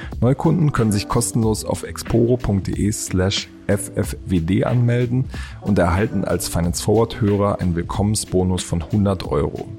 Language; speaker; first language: German; native; German